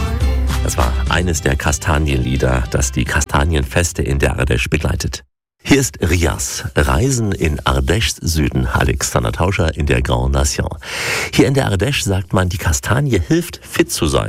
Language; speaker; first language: German; native; German